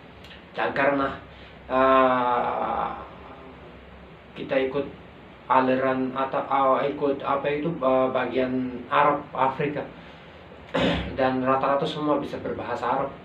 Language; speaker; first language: Indonesian; non-native, local second language; Arabic